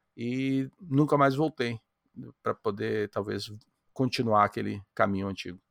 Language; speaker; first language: Portuguese; native; Portuguese